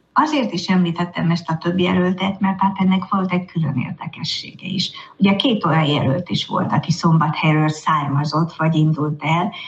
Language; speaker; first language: Hungarian; native; Hungarian